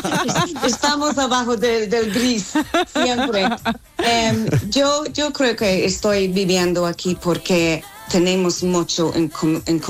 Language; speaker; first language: Spanish; non-native, fluent; English